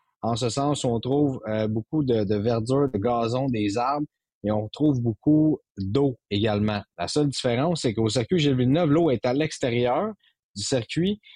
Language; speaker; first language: French; native; French